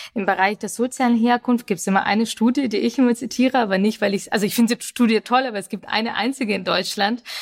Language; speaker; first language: German; early bilingual, other home language; Russian